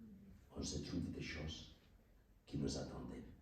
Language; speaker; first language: French; non-native, learner; Spanish